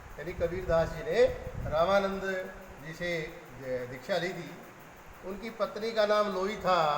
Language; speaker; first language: Hindi; native; Hindi